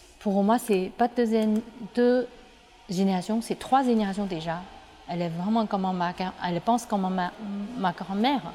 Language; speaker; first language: French; non-native, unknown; Chinese